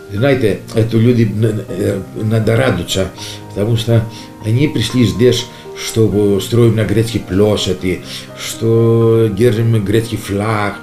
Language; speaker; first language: Russian; non-native, learner; Greek